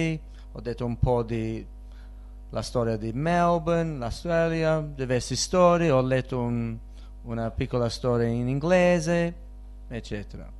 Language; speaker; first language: Italian; early bilingual, heritage; Italian